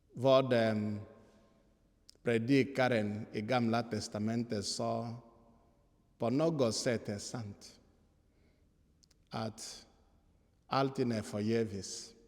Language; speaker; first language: Swedish; non-native, fluent; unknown